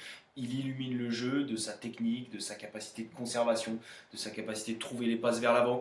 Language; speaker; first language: French; native; French